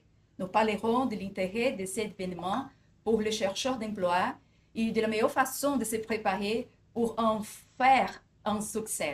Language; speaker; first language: French; non-native, fluent; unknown